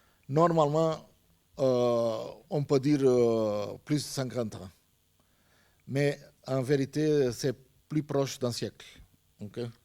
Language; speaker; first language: French; non-native, fluent; Portuguese